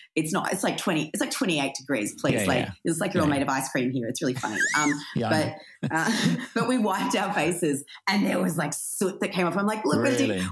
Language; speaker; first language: English; native; English